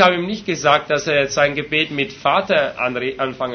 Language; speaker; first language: German; native; German